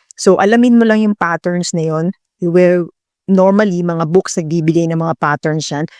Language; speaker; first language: Filipino; native; Filipino